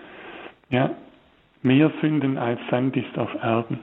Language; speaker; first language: German; native; German